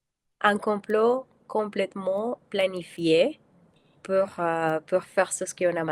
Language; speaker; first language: French; non-native, fluent; Spanish